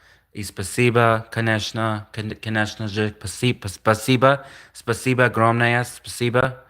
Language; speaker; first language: Russian; non-native, learner; English